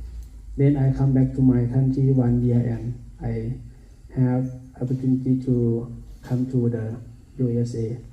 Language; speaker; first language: English; non-native, learner; Thai